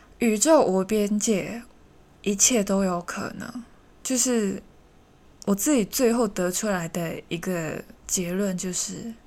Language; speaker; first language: Chinese; non-native, local second language; Cantonese